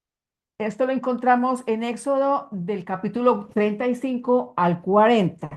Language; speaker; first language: Spanish; native; Spanish